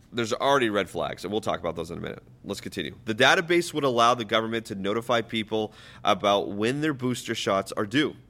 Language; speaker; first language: English; native; English